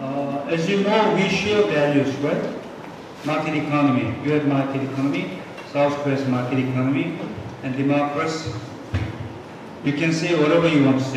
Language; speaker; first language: English; non-native, fluent; Korean